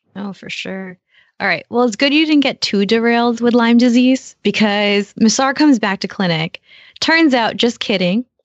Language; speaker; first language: English; early bilingual, other home language; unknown